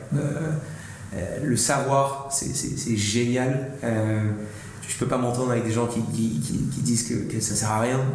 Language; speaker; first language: French; native; French